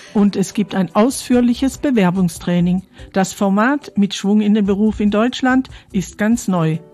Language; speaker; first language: German; native; German